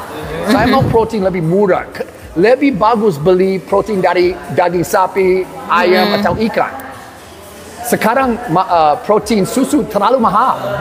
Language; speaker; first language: Indonesian; non-native, learner; English